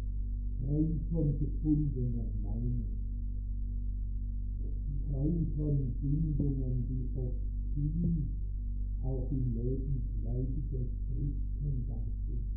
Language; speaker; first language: German; native; German